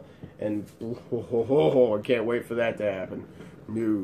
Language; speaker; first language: English; native; English